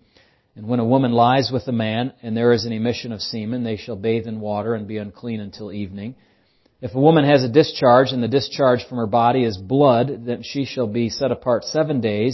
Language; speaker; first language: English; native; English